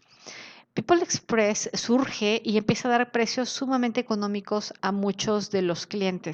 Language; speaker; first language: Spanish; native; Spanish